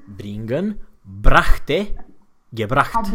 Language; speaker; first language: German; non-native, fluent; Romanian